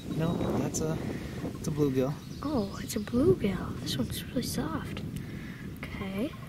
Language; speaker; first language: English; native; English